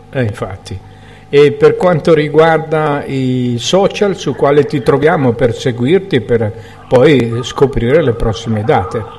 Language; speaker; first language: Italian; native; Italian